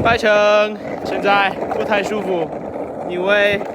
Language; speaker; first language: Chinese; non-native, learner; English